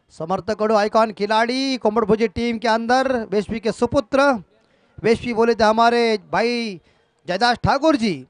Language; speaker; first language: Hindi; non-native, local second language; Marathi